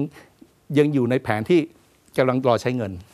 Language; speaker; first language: Thai; native; Thai